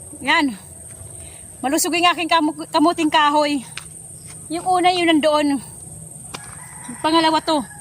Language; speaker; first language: Filipino; non-native, local second language; Waray